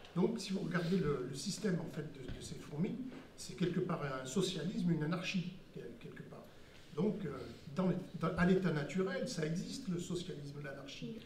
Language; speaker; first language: French; native; French